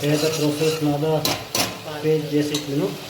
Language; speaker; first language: Russian; non-native, learner; Hindi